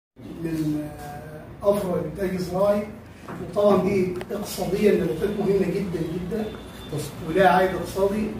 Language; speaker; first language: Arabic; native; Arabic